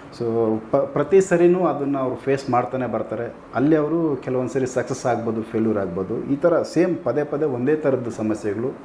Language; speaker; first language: Kannada; native; Kannada